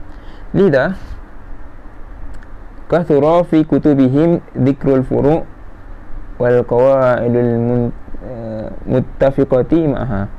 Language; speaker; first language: Arabic; non-native, fluent; Malay